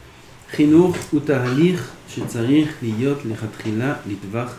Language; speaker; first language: Hebrew; non-native, fluent; French